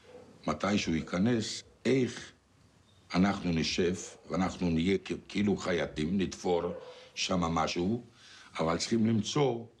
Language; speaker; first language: Hebrew; non-native, fluent; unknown